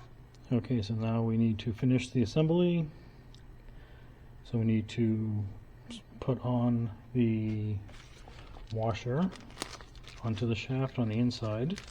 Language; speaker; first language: English; native; English